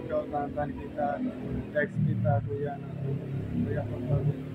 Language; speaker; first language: Filipino; non-native, learner; Punjabi